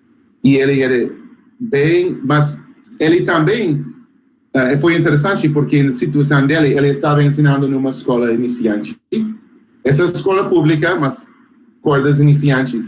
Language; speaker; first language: Portuguese; non-native, fluent; English